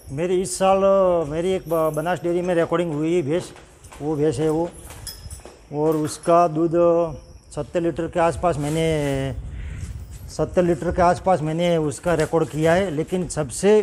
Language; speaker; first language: Hindi; non-native, local second language; Gujarati